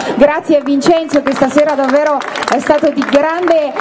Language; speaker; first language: Italian; native; Italian